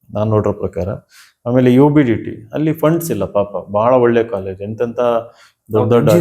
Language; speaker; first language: Kannada; native; Kannada